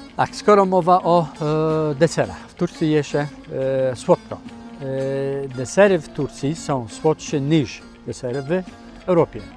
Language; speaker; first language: Polish; non-native, fluent; Turkish